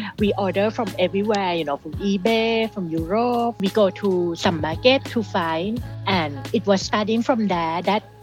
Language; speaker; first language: English; non-native, fluent; Thai